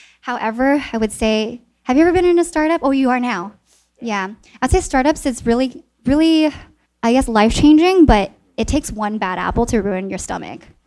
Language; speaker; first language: English; early bilingual, other home language; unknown